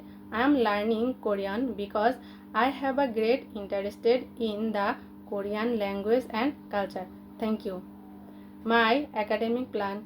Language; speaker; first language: English; non-native, local second language; Bangla